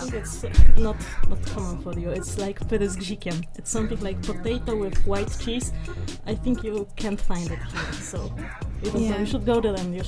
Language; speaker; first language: English; non-native, learner; Polish